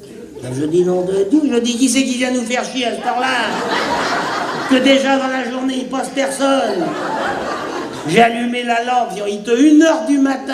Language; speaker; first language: French; native; French